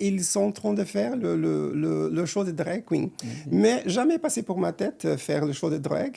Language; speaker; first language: French; non-native, fluent; Portuguese